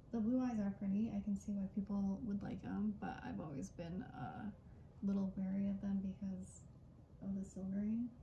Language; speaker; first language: English; native; English